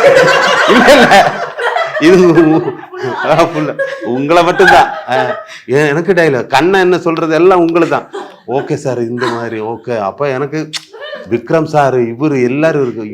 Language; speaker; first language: Tamil; non-native, learner; Malayalam